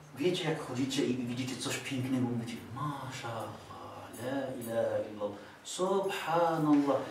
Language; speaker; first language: Polish; non-native, fluent; Arabic